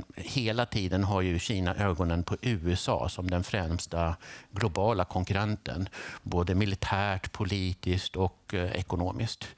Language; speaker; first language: Swedish; native; Swedish